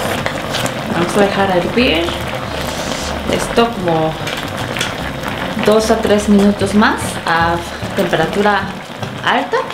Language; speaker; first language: Spanish; non-native, fluent; Korean